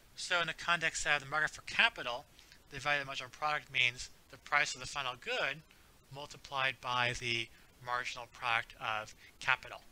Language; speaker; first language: English; native; English